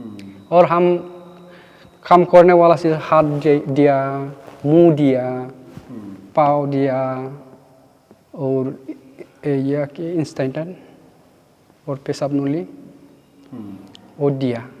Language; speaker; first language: Hindi; non-native, local second language; Bodo